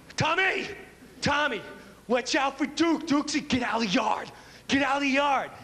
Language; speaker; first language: English; native; English